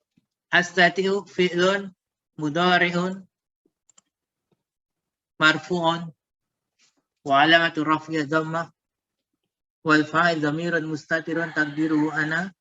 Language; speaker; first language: Arabic; non-native, fluent; Indonesian